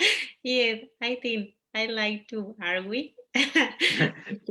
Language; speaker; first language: English; non-native, learner; Spanish